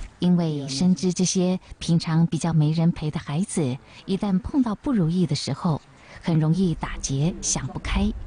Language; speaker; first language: Chinese; native; Chinese